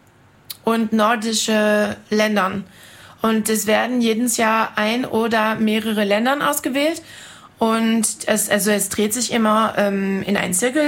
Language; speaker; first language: German; non-native, fluent; French